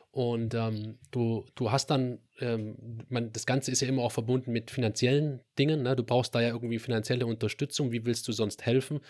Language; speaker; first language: German; native; German